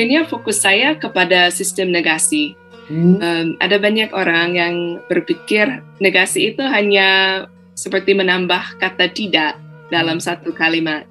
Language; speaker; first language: Indonesian; non-native, fluent; English